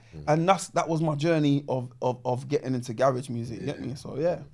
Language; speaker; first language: English; native; English